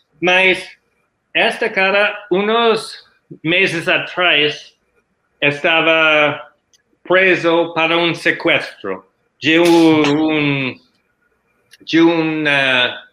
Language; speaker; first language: Spanish; non-native, learner; English